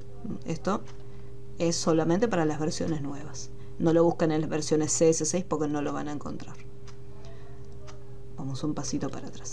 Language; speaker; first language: Spanish; native; Spanish